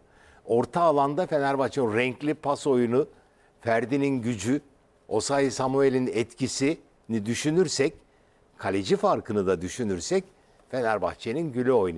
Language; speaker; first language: Turkish; native; Turkish